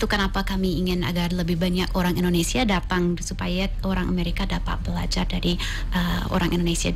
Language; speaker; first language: Indonesian; non-native, fluent; English